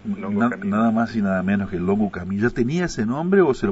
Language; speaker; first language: Spanish; native; Spanish